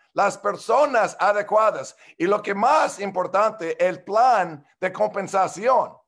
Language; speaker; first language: Spanish; non-native, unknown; English